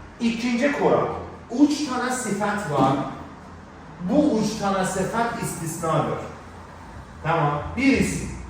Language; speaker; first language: Turkish; non-native, learner; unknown